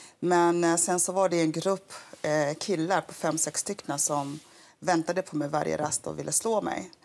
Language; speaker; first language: Swedish; early bilingual, other home language; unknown